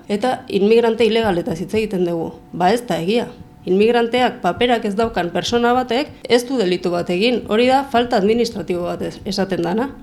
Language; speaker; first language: Basque; native; Basque